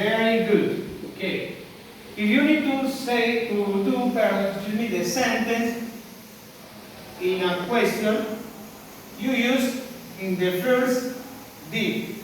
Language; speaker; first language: English; non-native, learner; Spanish